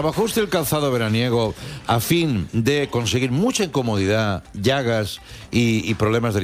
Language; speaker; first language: Spanish; native; Spanish